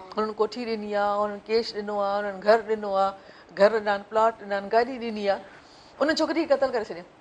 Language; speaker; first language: Sindhi; native; Sindhi